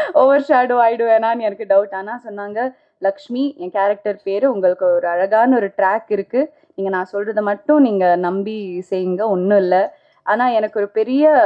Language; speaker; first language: Tamil; non-native, local second language; Malayalam